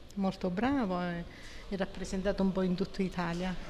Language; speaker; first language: Italian; native; Italian